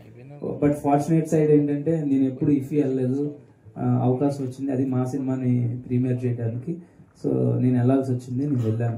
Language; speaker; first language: Telugu; native; Telugu